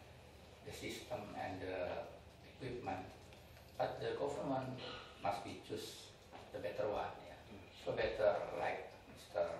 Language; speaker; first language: English; non-native, learner; Indonesian